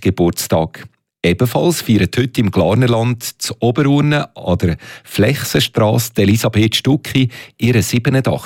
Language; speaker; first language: German; native; German